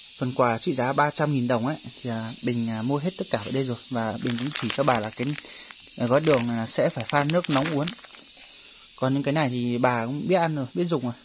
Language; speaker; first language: Vietnamese; non-native, local second language; Hmong